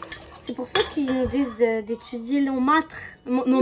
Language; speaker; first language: French; non-native, local second language; Arabic